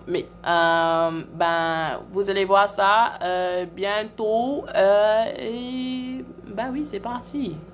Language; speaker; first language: French; non-native, fluent; English